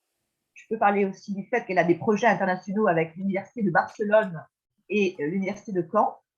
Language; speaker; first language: French; native; French